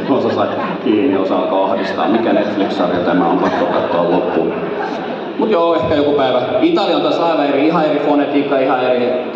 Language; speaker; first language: Finnish; native; Finnish